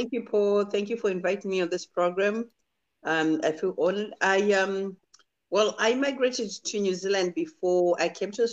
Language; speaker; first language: English; non-native, local second language; Shona